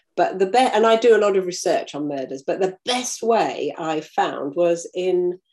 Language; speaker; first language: English; native; English